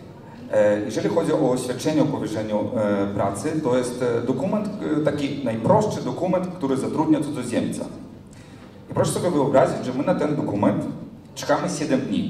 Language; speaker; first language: Polish; non-native, fluent; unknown